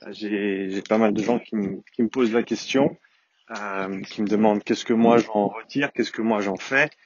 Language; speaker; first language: French; native; French